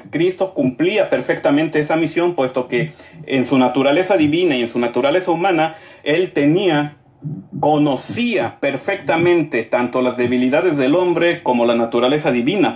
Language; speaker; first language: Spanish; native; Spanish